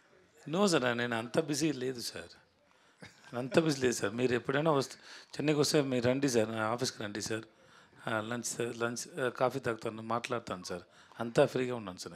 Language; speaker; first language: Telugu; non-native, learner; Tamil